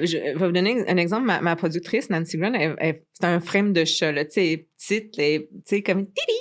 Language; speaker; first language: French; native; French